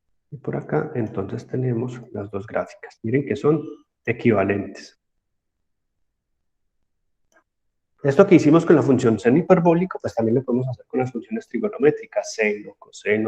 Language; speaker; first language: Spanish; native; Spanish